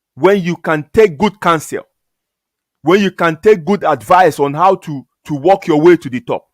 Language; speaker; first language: English; non-native, local second language; Yoruba